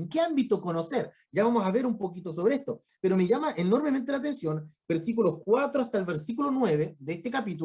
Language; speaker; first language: Spanish; native; Spanish